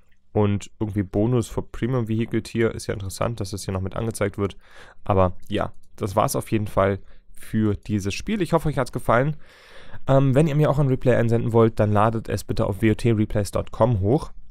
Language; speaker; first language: German; native; German